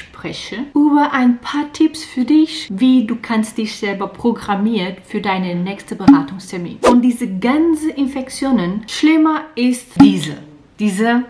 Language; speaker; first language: German; non-native, learner; Portuguese